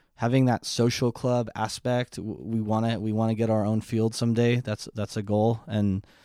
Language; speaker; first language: English; native; English